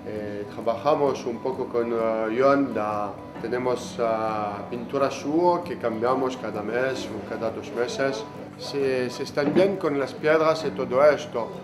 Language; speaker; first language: Spanish; non-native, learner; French